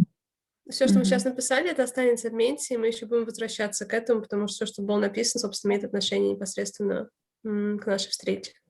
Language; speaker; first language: Russian; native; Russian